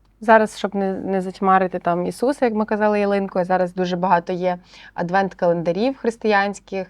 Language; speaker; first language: Ukrainian; native; Ukrainian